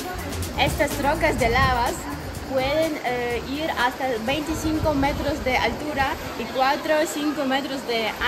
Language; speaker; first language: Spanish; non-native, fluent; Ukrainian